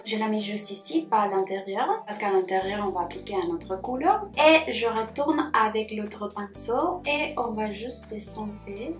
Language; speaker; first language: French; non-native, fluent; Spanish